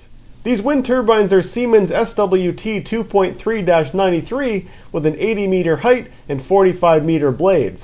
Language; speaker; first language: English; native; English